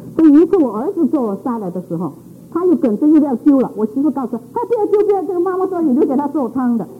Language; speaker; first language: Chinese; native; Chinese